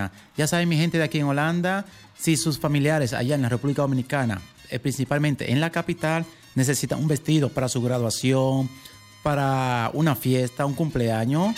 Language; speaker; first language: Spanish; native; Spanish